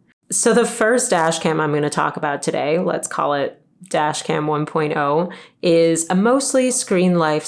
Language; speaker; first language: English; native; English